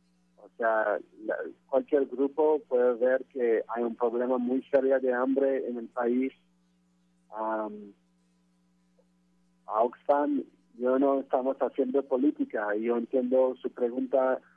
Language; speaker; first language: Spanish; non-native, fluent; French